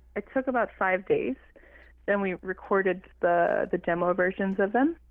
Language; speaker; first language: English; non-native, fluent; Cree